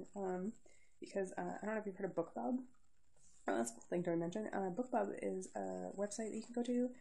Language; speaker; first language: English; native; English